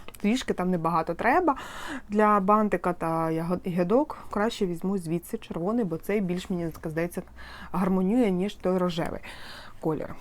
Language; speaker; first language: Ukrainian; non-native, local second language; Russian